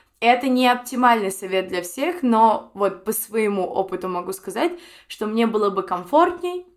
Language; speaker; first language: Russian; native; Russian